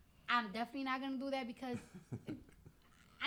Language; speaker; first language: English; early bilingual, other home language; Spanish